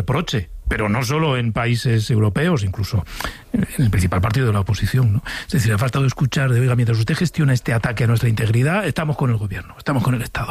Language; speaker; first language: Spanish; native; Spanish